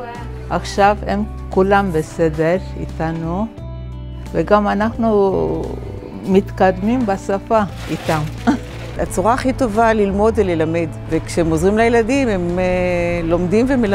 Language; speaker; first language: Hebrew; non-native, learner; French